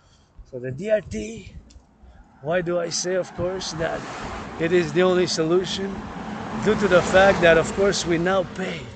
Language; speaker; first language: English; non-native, local second language; French